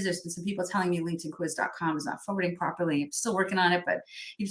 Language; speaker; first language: English; native; English